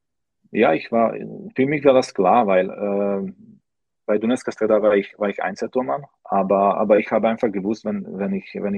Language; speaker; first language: German; non-native, learner; Slovak